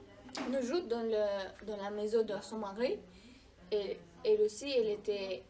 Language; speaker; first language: French; non-native, learner; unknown